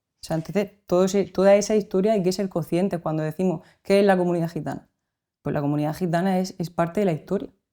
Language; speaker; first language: Spanish; native; Spanish